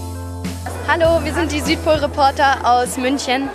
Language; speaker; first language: German; native; German